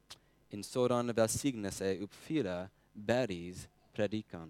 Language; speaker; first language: Swedish; non-native, fluent; English